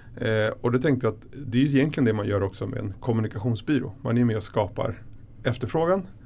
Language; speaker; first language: Swedish; early bilingual, other home language; Spanish